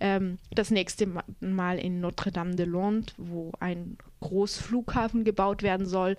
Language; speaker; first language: German; native; German